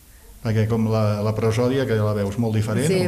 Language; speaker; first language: Catalan; native; Catalan